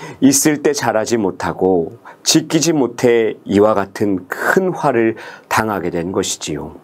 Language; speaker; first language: Korean; native; Korean